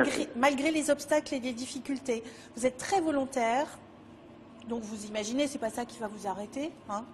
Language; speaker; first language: French; native; French